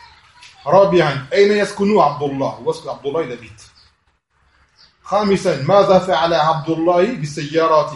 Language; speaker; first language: Arabic; non-native, fluent; French